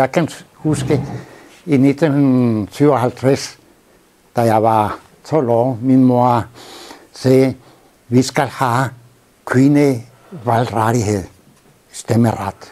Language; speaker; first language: Danish; non-native, fluent; Spanish